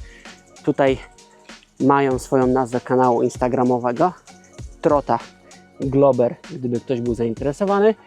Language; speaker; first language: Polish; native; Polish